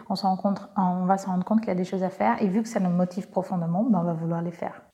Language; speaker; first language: French; non-native, fluent; Portuguese